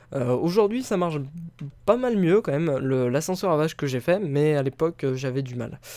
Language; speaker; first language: French; native; French